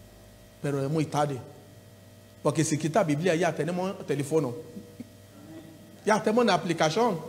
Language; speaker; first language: Spanish; non-native, learner; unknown